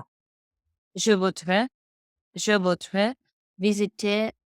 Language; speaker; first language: French; non-native, learner; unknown